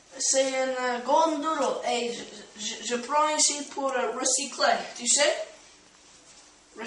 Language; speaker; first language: French; non-native, learner; English